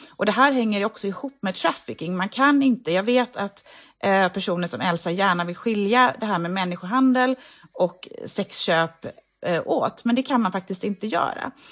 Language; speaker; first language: Swedish; native; Swedish